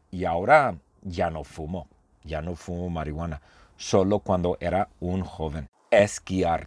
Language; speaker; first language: Spanish; non-native, fluent; English